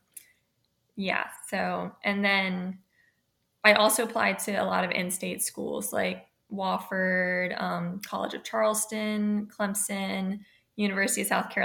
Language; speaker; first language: English; native; English